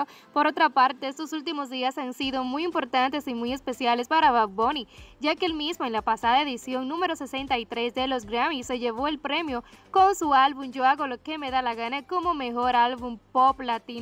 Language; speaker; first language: Spanish; native; Spanish